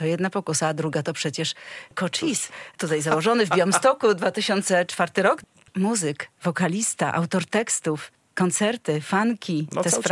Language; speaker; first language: Polish; native; Polish